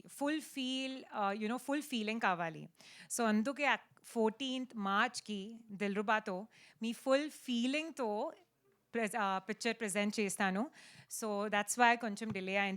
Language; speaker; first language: Telugu; non-native, learner; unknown